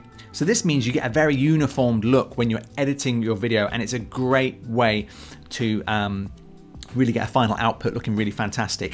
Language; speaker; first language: English; native; English